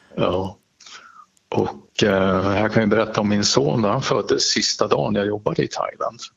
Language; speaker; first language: Swedish; native; Swedish